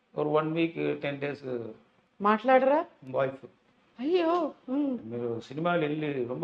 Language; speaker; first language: Telugu; non-native, learner; Tamil